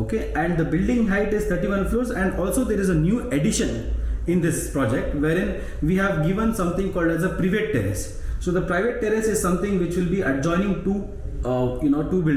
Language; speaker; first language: English; non-native, local second language; Hindi